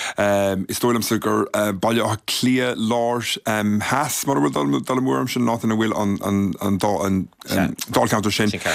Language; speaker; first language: Irish; native; Irish